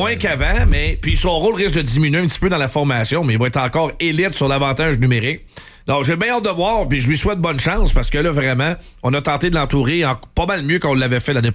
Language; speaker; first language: French; native; French